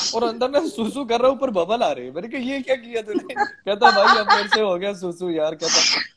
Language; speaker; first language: Hindi; non-native, local second language; Punjabi